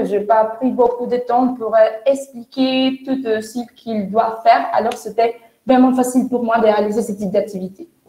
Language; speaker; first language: French; non-native, fluent; Spanish